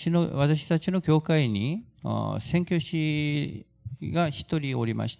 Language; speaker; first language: Japanese; non-native, fluent; Korean